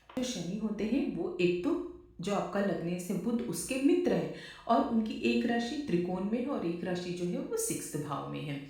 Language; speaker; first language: Hindi; native; Hindi